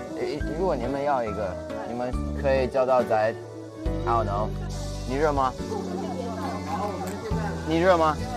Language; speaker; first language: Chinese; non-native, learner; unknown